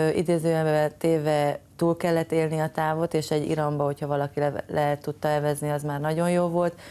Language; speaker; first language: Hungarian; native; Hungarian